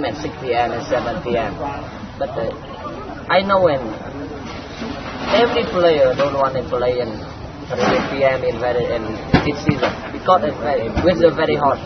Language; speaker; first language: English; non-native, learner; Vietnamese